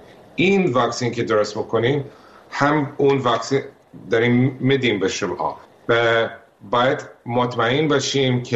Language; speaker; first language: Persian; early bilingual, heritage; Persian